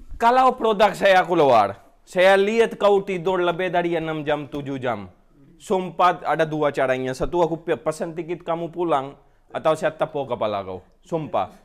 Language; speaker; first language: Indonesian; non-native, fluent; Urdu